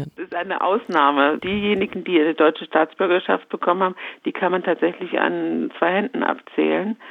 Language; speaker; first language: German; native; German